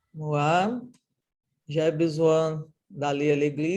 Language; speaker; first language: French; non-native, learner; Portuguese